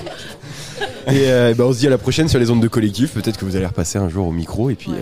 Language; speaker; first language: French; native; French